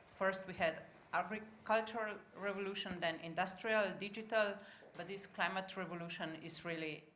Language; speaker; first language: English; non-native, fluent; Slovenian